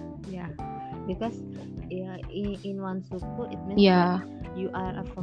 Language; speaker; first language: English; non-native, learner; Indonesian